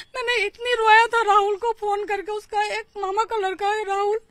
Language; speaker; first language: Hindi; non-native, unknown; Bangla